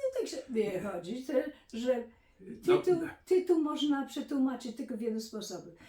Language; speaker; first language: Polish; early bilingual, heritage; Polish